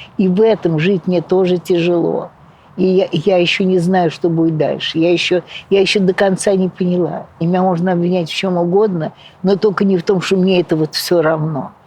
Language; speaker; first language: Russian; native; Russian